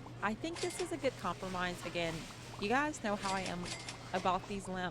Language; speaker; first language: English; native; English